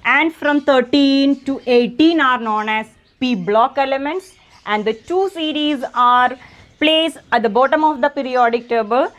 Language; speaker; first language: English; non-native, local second language; Malayalam